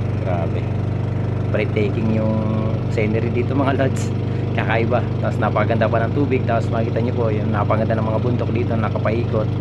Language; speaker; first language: Filipino; native; Filipino